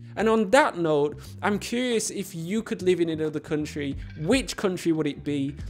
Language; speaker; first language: English; native; English